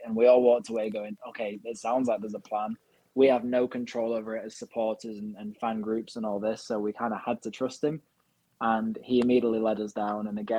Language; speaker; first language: English; native; English